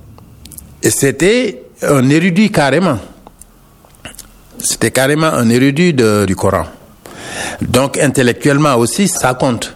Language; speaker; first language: French; non-native, local second language; Wolof